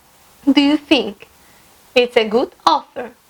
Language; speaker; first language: English; non-native, fluent; Russian